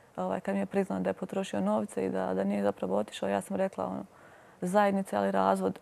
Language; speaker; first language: Croatian; native; Croatian